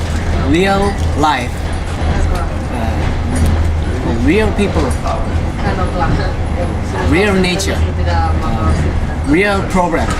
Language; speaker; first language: English; non-native, learner; Japanese